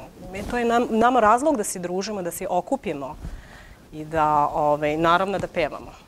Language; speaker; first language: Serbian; non-native, fluent; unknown